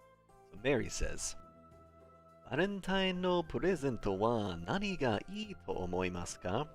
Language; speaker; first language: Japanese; non-native, learner; English